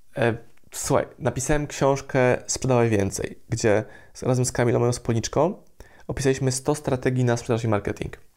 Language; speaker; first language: Polish; native; Polish